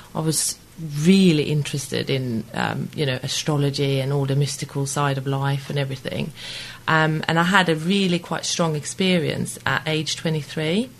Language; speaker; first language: English; non-native, fluent; Swedish